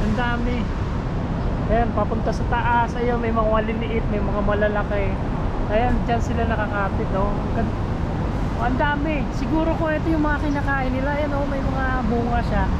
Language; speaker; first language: Filipino; non-native, local second language; Bikol